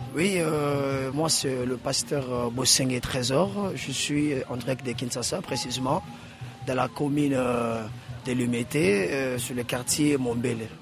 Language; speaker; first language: French; non-native, local second language; Lingala